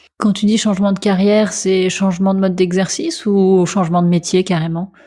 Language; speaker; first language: French; native; French